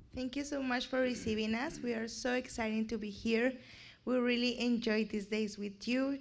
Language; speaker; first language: English; non-native, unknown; Spanish